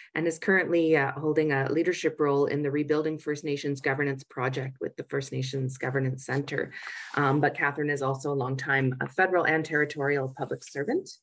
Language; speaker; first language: English; native; English